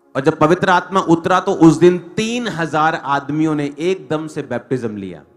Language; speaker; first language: Hindi; non-native, local second language; Punjabi